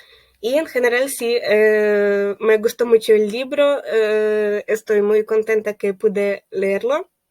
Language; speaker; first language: Spanish; non-native, fluent; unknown